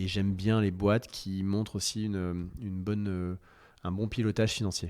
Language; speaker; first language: French; native; French